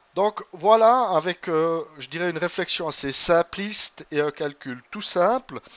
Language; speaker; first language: French; native; French